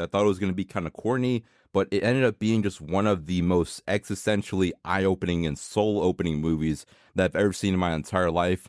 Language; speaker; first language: English; native; English